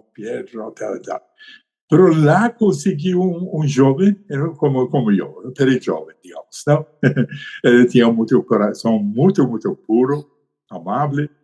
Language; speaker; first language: Portuguese; non-native, learner; Persian